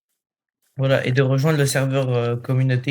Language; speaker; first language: French; native; French